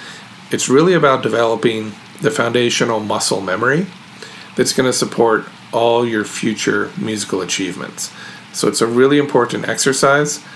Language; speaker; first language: English; native; English